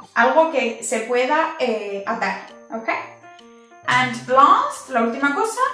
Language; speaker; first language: Spanish; native; Spanish